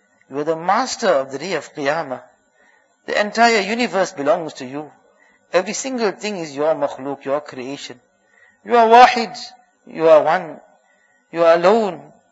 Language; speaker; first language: English; early bilingual, other home language; Urdu